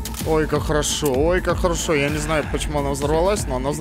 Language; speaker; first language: Russian; native; Russian